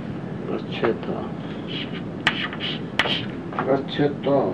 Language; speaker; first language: Russian; non-native, learner; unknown